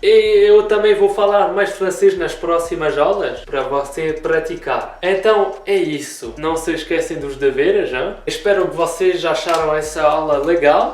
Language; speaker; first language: Portuguese; early bilingual, heritage; Portuguese